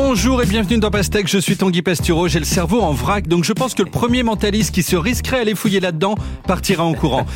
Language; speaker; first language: French; native; French